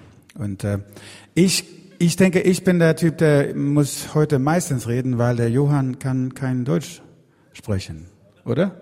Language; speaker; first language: German; non-native, fluent; Swedish